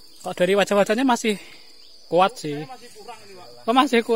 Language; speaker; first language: Indonesian; native; Indonesian